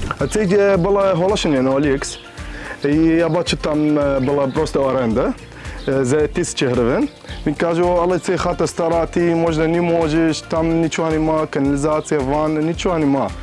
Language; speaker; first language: Ukrainian; non-native, learner; Arabic